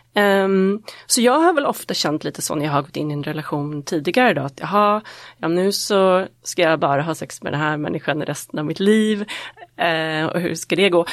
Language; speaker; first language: Swedish; native; Swedish